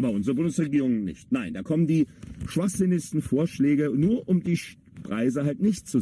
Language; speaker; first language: German; native; German